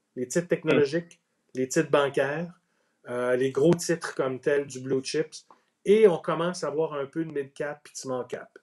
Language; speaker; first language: French; native; French